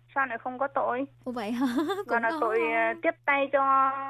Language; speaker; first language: Vietnamese; native; Vietnamese